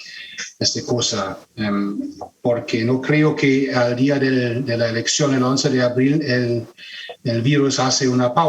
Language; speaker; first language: Spanish; non-native, fluent; German